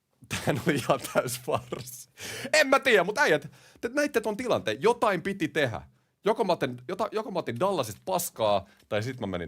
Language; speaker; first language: Finnish; native; Finnish